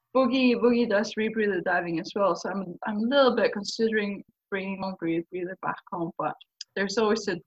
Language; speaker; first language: English; non-native, fluent; Faroese